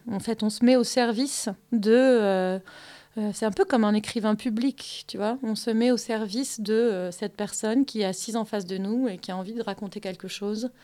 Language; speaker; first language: French; early bilingual, other home language; German